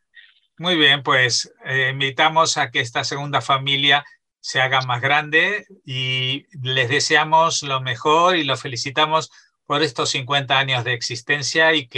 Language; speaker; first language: Spanish; native; Spanish